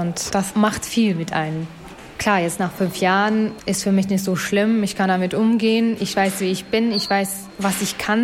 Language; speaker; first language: German; non-native, fluent; Albanian